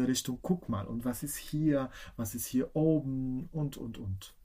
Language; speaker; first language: German; non-native, fluent; Polish